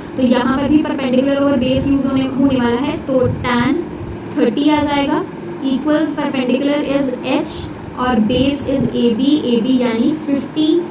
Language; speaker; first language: Hindi; native; Hindi